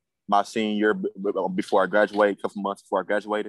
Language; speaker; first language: English; native; English